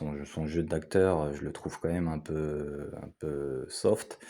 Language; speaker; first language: French; native; French